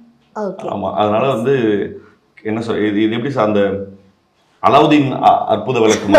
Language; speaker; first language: Tamil; native; Tamil